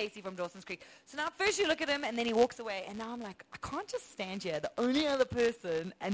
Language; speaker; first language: English; native; English